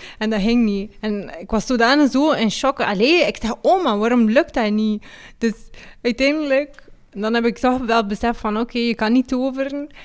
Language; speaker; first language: Dutch; early bilingual, other home language; Amharic